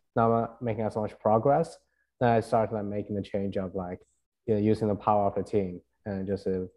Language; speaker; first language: English; non-native, fluent; Chinese